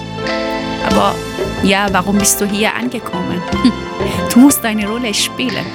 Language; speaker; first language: German; non-native, learner; Persian